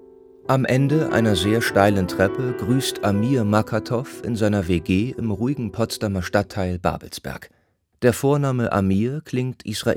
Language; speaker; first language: German; native; German